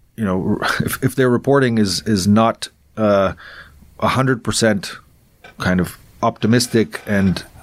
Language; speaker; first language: English; non-native, fluent; Russian